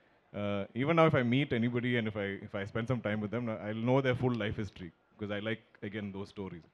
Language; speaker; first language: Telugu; non-native, learner; Malayalam